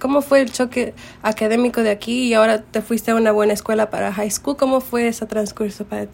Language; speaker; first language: Spanish; early bilingual, heritage; Spanish